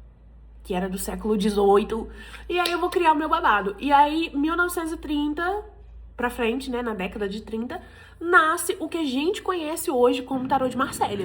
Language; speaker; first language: Portuguese; native; Portuguese